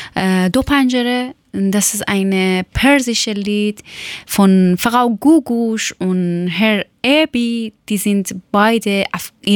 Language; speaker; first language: German; non-native, learner; Persian